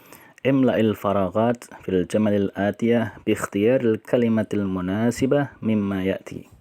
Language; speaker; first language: Arabic; non-native, fluent; Indonesian